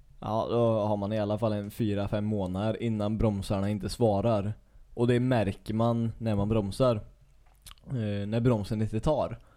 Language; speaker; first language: Swedish; native; Swedish